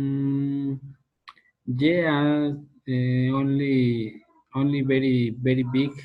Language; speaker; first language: English; non-native, learner; Spanish